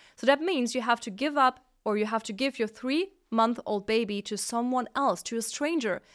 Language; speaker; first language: English; non-native, fluent; Italian